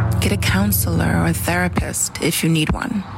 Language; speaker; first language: English; native; English